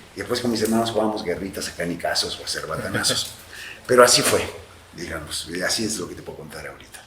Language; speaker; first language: Spanish; native; Spanish